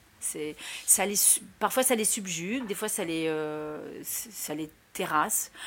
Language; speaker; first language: French; early bilingual, other home language; Spanish